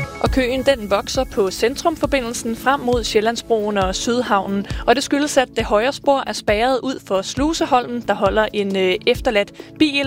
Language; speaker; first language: Danish; native; Danish